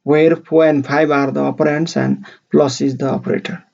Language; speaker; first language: English; non-native, local second language; Nepali